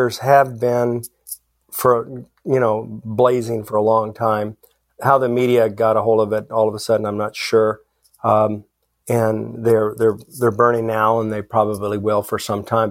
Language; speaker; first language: English; native; English